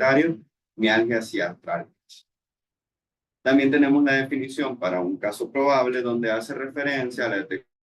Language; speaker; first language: Spanish; native; Spanish